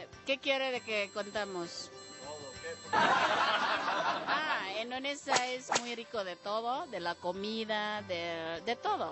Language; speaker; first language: Spanish; non-native, learner; Indonesian